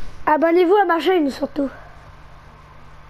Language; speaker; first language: French; native; French